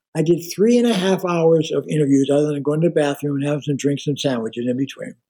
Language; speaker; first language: English; native; English